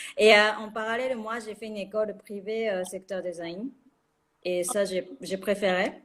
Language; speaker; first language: French; non-native, fluent; Japanese